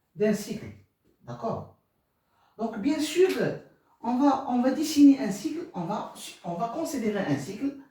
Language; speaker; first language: French; non-native, local second language; Arabic